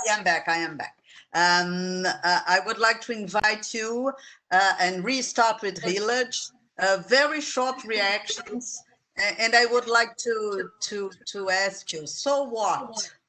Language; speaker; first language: English; non-native, fluent; Portuguese